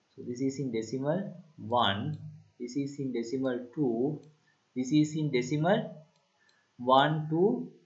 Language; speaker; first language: English; non-native, local second language; Sinhala